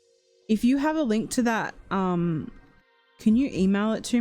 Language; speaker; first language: English; native; English